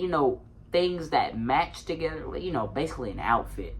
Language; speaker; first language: English; native; English